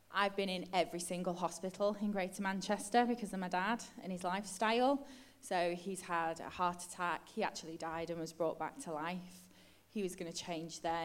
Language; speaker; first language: English; native; English